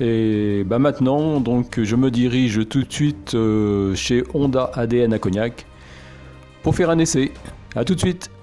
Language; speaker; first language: French; native; French